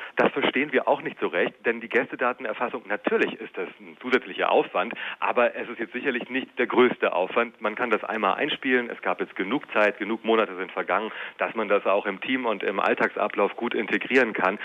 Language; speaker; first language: German; native; German